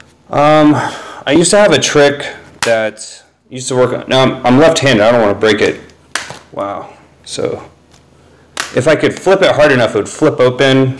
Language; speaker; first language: English; native; English